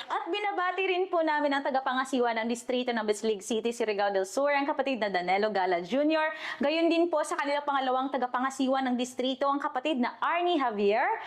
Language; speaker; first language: Filipino; non-native, local second language; Cebuano